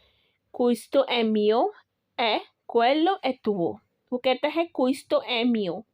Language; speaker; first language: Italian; non-native, learner; Urdu